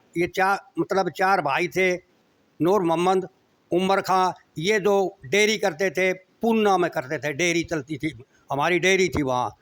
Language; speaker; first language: Hindi; native; Hindi